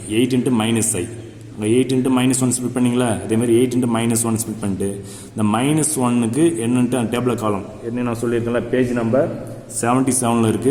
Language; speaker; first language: Tamil; native; Tamil